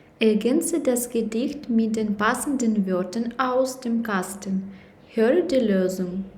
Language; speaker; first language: German; non-native, fluent; Ukrainian